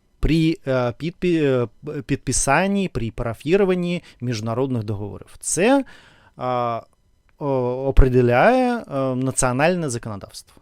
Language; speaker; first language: Ukrainian; non-native, fluent; Russian